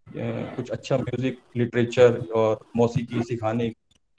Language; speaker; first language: Hindi; native; Hindi